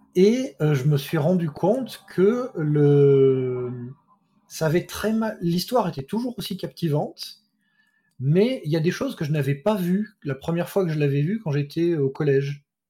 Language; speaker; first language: French; native; French